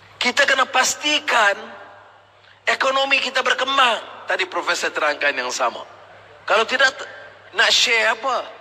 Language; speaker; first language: Malay; native; Malay